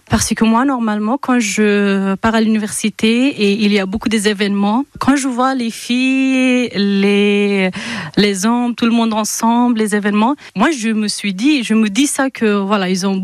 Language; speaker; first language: French; non-native, fluent; Persian